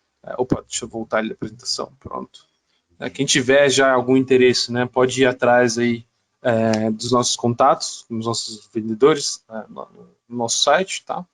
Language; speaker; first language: Portuguese; native; Portuguese